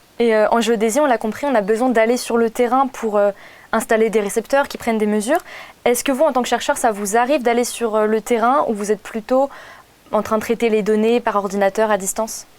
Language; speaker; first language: French; native; French